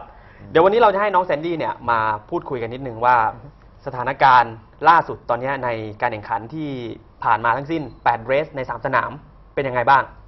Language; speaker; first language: Thai; native; Thai